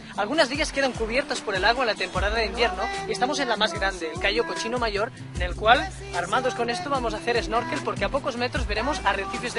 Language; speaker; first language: Spanish; native; Spanish